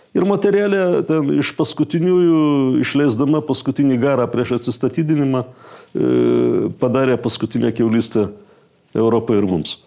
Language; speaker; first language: Lithuanian; native; Lithuanian